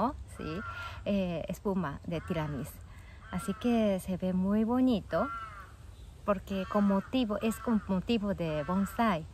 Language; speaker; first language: Spanish; non-native, fluent; Japanese